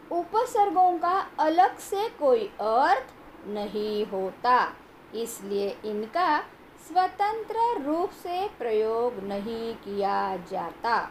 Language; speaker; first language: Hindi; non-native, local second language; Marathi